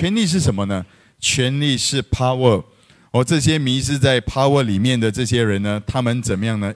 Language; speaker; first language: Chinese; native; Chinese